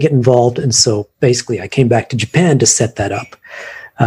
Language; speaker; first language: English; native; English